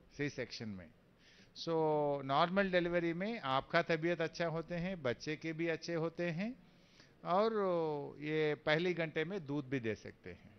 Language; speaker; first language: Hindi; non-native, local second language; Telugu